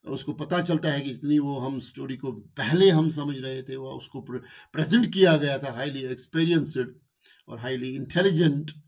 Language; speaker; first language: Urdu; non-native, local second language; Kashmiri